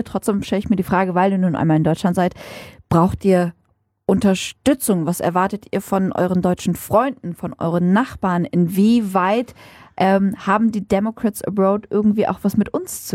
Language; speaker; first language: German; native; German